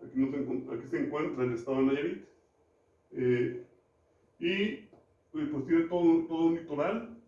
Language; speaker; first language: Spanish; native; Spanish